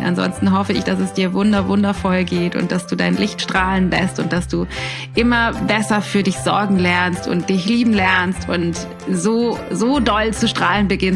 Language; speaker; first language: German; native; German